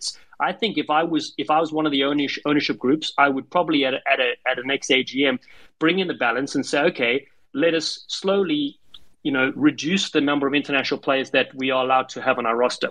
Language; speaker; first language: English; native; English